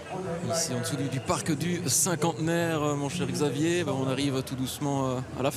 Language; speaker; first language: French; native; French